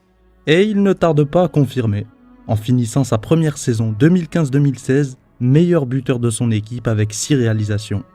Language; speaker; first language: French; native; French